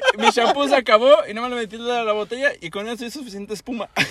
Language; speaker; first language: Spanish; early bilingual, heritage; Spanish